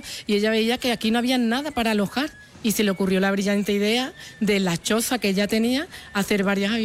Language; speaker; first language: Spanish; native; Spanish